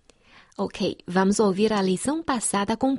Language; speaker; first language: Portuguese; non-native, fluent; Chinese